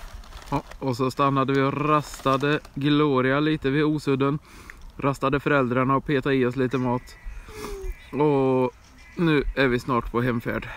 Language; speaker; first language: Swedish; native; Swedish